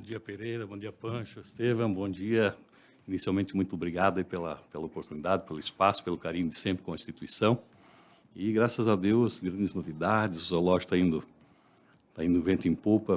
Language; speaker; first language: Portuguese; native; Portuguese